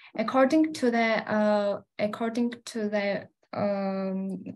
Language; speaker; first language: English; non-native, learner; Georgian